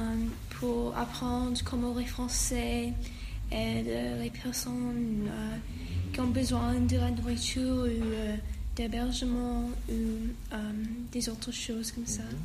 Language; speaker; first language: French; non-native, learner; English